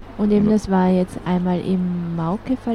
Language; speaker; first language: German; native; German